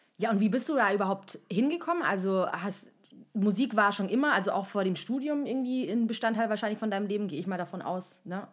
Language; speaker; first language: German; native; German